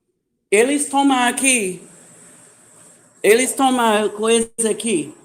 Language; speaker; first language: Portuguese; non-native, learner; English